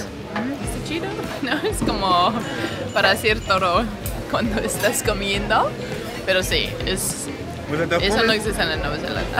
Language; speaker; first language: Spanish; non-native, learner; English